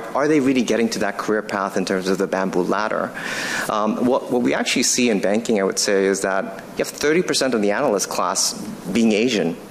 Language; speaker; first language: English; non-native, fluent; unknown